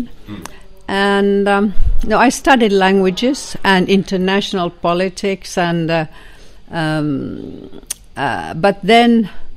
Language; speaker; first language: English; non-native, fluent; Swedish